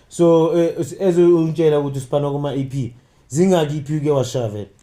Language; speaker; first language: Zulu; non-native, local second language; Tswana